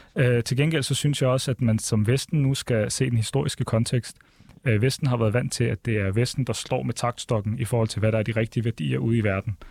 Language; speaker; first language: Danish; early bilingual, other home language; Arabic